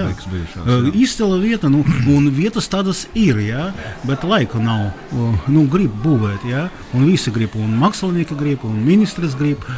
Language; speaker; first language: Latvian; non-native, local second language; Russian